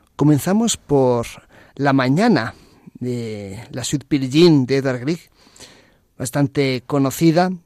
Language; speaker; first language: Spanish; native; Spanish